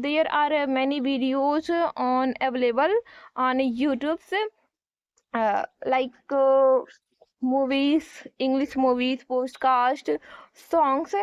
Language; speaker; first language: English; non-native, learner; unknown